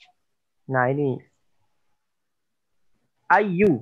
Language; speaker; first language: Indonesian; native; Indonesian